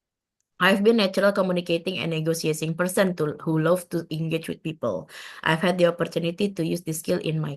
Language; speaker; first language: English; non-native, fluent; Indonesian